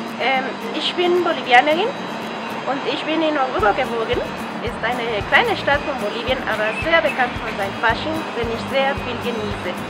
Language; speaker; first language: German; non-native, fluent; Spanish